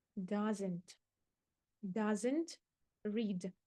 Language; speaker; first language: English; non-native, fluent; Ukrainian